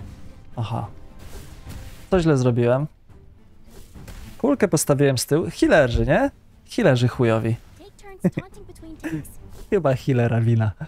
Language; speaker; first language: Polish; native; Polish